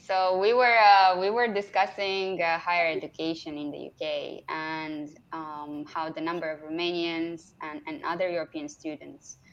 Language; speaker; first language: English; non-native, fluent; Romanian